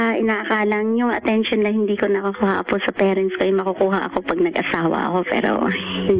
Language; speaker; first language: Filipino; non-native, local second language; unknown